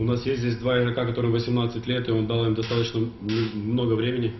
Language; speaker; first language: Russian; native; Russian